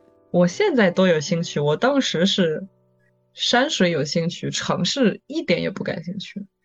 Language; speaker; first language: Chinese; non-native, fluent; French